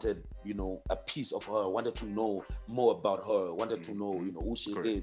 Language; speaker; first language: English; non-native, local second language; Shona